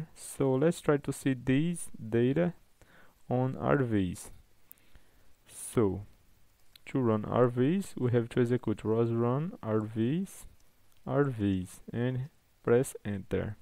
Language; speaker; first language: English; non-native, fluent; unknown